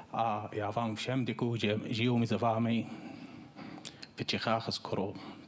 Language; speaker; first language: Czech; non-native, fluent; Arabic